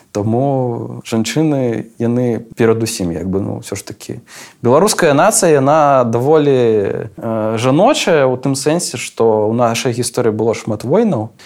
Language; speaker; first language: Belarusian; non-native, local second language; Russian